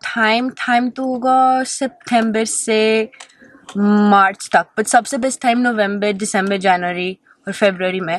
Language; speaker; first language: Hindi; non-native, fluent; Norwegian